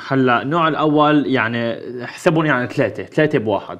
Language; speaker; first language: Arabic; early bilingual, other home language; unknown